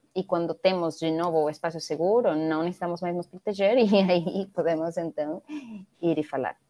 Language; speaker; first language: Portuguese; non-native, fluent; Spanish